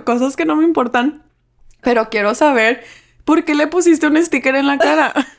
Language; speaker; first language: Spanish; early bilingual, heritage; Spanish